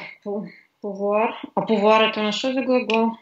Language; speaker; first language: French; non-native, learner; Russian